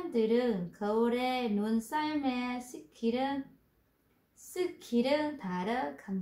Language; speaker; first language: Korean; non-native, fluent; Vietnamese